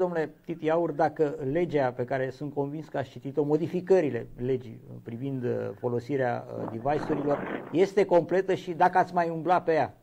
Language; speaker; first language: Romanian; native; Romanian